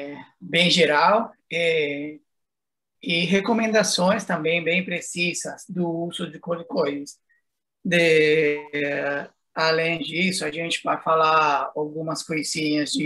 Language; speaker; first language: Portuguese; non-native, fluent; Spanish